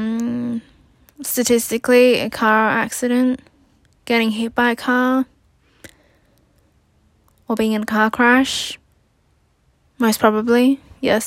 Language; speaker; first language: English; native; English